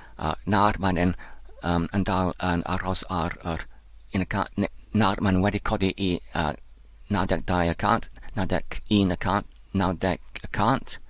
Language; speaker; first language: Welsh; non-native, learner; Polish